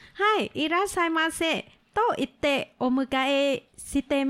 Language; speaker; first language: Japanese; non-native, learner; Vietnamese